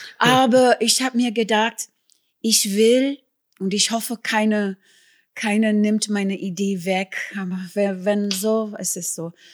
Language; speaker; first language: German; non-native, fluent; English